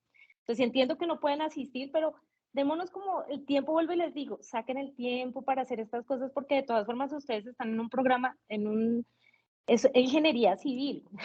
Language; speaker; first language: Spanish; native; Spanish